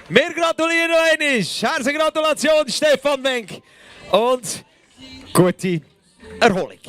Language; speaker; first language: German; native; German